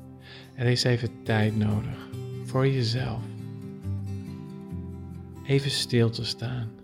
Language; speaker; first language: Dutch; native; Dutch